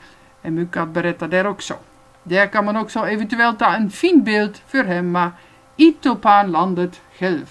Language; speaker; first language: Swedish; non-native, fluent; Dutch